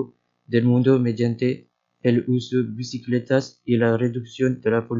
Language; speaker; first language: Spanish; non-native, learner; French